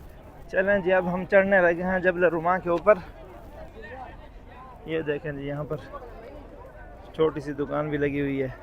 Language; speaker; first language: Hindi; native; Hindi